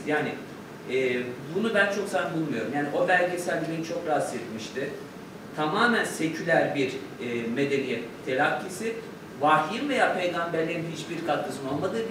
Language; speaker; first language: Turkish; native; Turkish